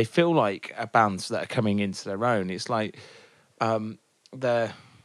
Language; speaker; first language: English; native; English